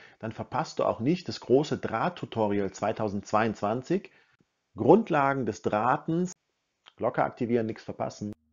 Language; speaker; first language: German; native; German